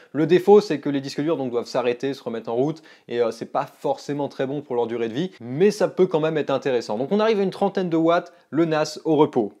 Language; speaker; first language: French; native; French